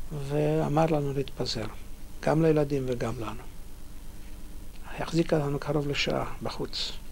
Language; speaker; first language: Hebrew; non-native, fluent; Polish